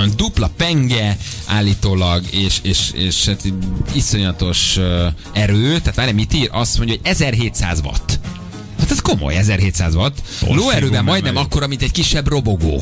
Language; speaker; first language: Hungarian; native; Hungarian